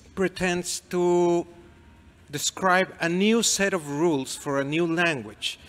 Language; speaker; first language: English; non-native, fluent; Spanish